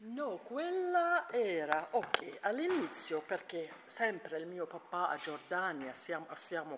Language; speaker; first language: Italian; non-native, learner; Arabic